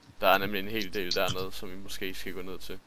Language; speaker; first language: Danish; native; Danish